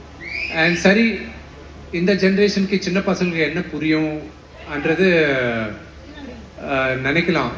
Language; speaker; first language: Tamil; non-native, local second language; Telugu